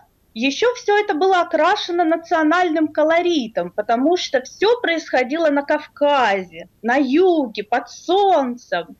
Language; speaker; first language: Russian; native; Russian